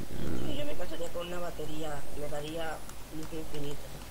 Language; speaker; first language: Spanish; native; Spanish